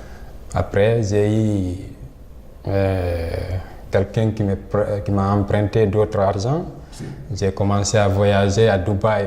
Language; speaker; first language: French; non-native, local second language; Fula